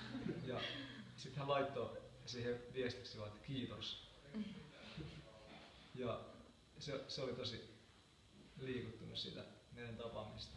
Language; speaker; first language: Finnish; native; Finnish